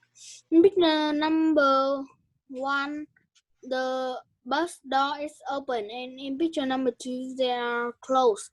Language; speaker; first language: English; non-native, learner; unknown